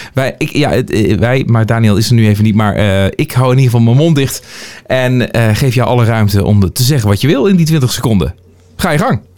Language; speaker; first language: Dutch; native; Dutch